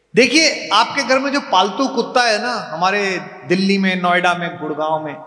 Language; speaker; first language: Hindi; native; Hindi